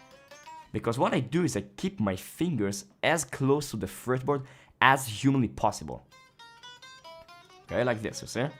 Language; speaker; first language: English; non-native, fluent; Hebrew